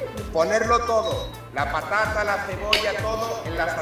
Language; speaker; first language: Spanish; non-native, fluent; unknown